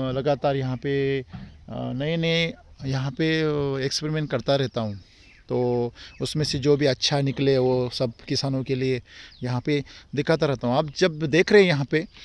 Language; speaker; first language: Hindi; non-native, local second language; Marathi